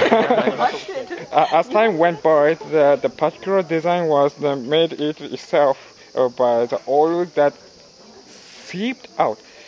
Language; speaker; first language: English; non-native, learner; Japanese